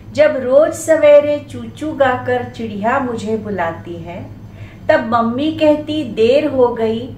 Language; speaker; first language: Hindi; non-native, local second language; Marathi